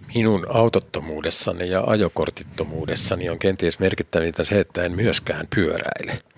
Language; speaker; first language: Finnish; native; Finnish